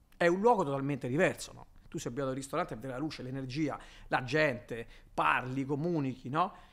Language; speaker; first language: Italian; native; Italian